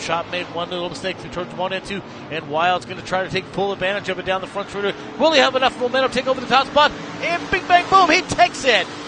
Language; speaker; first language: English; native; English